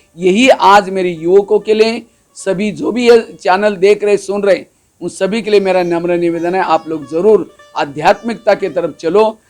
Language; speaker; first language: Hindi; non-native, local second language; Marathi